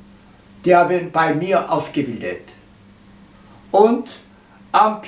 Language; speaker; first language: German; non-native, learner; Korean